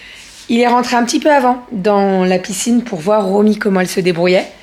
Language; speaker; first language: French; native; French